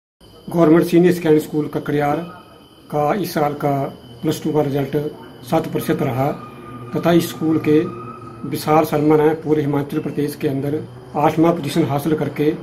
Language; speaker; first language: Hindi; native; Hindi